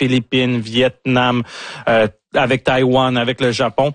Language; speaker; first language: French; native; French